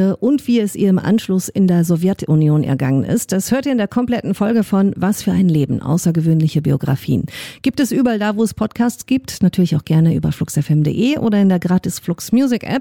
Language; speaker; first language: German; native; German